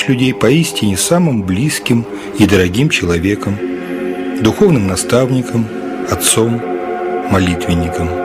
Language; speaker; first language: Russian; native; Russian